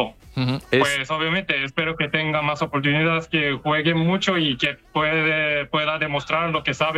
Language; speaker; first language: Spanish; non-native, learner; Korean